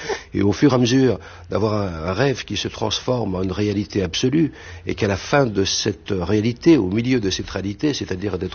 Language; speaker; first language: French; native; French